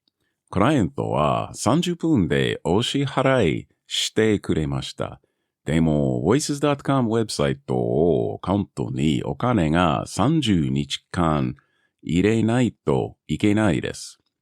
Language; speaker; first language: Japanese; non-native, learner; English